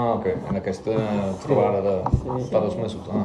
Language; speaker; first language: Catalan; non-native, learner; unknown